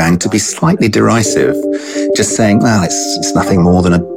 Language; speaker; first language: English; native; English